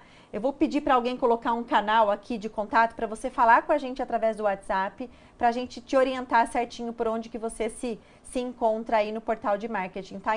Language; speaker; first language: Portuguese; native; Portuguese